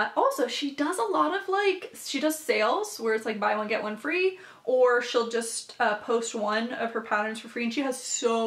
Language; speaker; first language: English; native; English